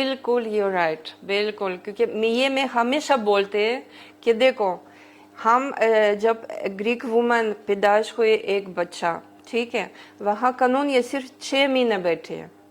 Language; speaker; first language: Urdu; early bilingual, heritage; Greek